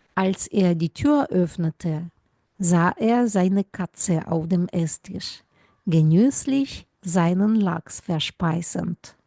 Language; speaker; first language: German; non-native, fluent; Russian